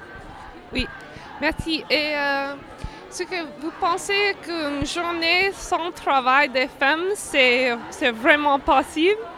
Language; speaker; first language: French; non-native, fluent; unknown